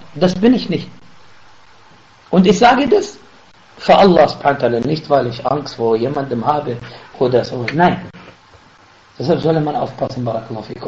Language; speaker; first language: German; non-native, fluent; Arabic